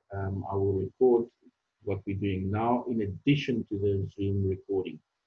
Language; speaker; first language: English; non-native, local second language; Afrikaans